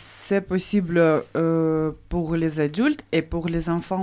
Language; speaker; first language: French; non-native, learner; Russian